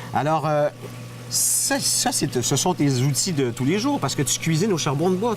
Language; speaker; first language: French; native; French